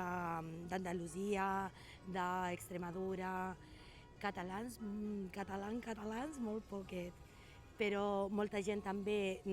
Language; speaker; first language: Catalan; non-native, fluent; Spanish